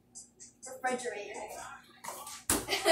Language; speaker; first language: Spanish; early bilingual, heritage; Spanish